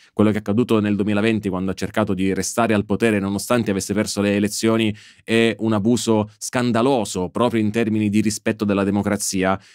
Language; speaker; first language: Italian; native; Italian